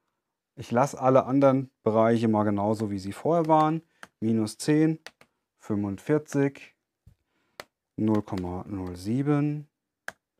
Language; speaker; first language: German; native; German